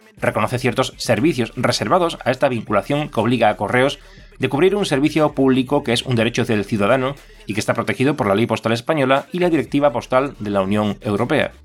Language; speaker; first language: Spanish; native; Spanish